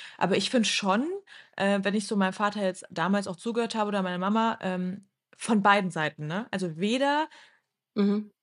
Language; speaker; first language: German; early bilingual, other home language; Turkish